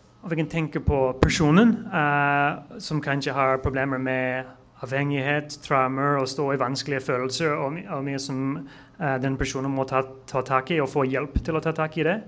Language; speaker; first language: Norwegian; non-native, fluent; English